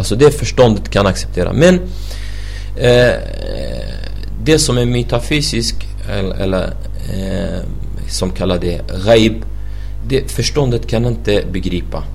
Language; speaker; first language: Swedish; non-native, fluent; Arabic